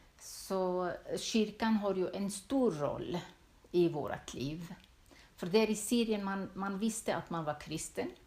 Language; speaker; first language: Swedish; non-native, fluent; Turoyo